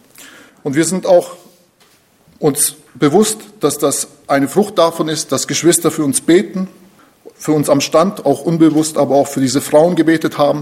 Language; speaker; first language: German; native; German